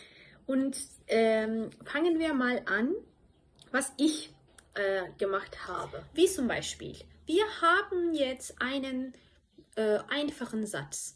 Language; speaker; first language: German; non-native, fluent; Turkish